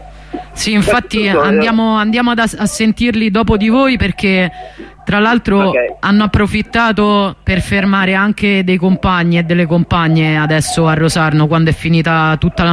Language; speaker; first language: Italian; native; Italian